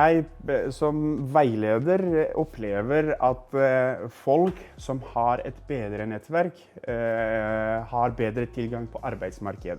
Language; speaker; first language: Norwegian; non-native, fluent; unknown